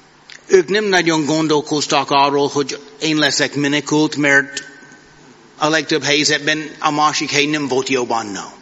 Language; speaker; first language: Hungarian; non-native, fluent; English